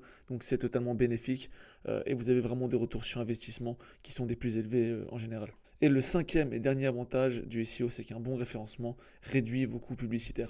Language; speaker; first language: French; native; French